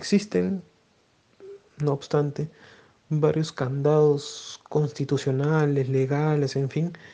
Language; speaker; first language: Spanish; native; Spanish